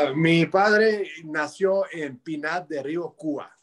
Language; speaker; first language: Spanish; early bilingual, heritage; Spanish